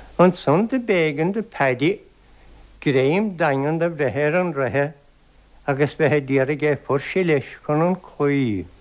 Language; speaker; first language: Irish; native; Irish